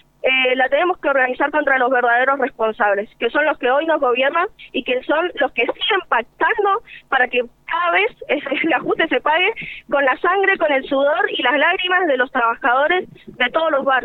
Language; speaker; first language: Spanish; native; Spanish